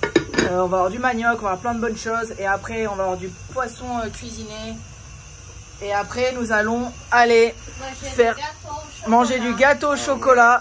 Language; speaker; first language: French; native; French